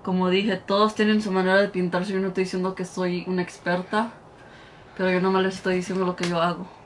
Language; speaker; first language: Spanish; early bilingual, heritage; Spanish